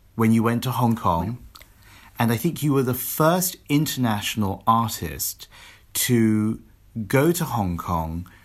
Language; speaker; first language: English; native; English